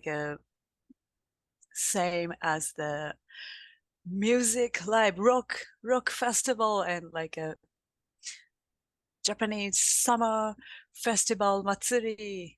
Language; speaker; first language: English; non-native, learner; Japanese